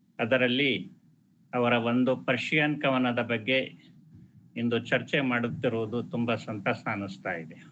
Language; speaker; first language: Kannada; non-native, local second language; Urdu